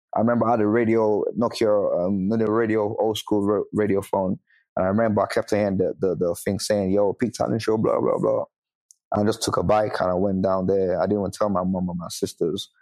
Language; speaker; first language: English; non-native, local second language; Yoruba